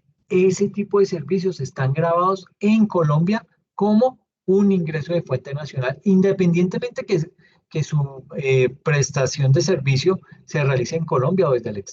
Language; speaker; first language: Spanish; native; Spanish